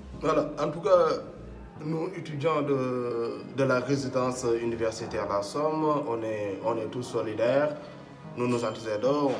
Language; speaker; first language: French; non-native, local second language; Wolof